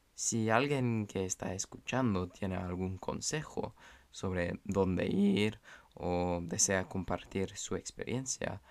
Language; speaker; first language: Spanish; non-native, fluent; English